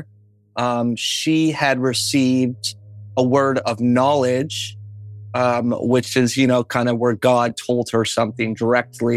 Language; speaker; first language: English; native; English